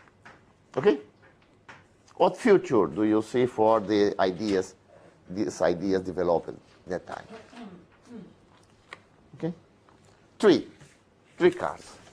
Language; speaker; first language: English; non-native, fluent; Spanish